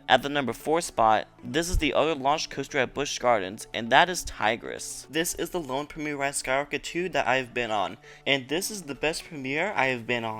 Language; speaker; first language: English; native; English